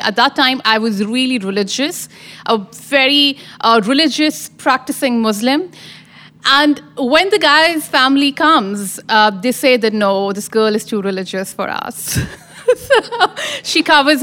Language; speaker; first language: English; non-native, local second language; Urdu